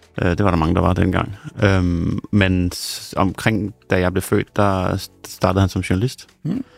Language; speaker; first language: Danish; native; Danish